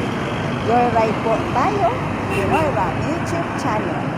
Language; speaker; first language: Filipino; non-native, local second language; Cebuano